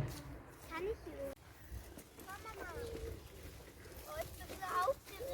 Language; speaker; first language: German; early bilingual, other home language; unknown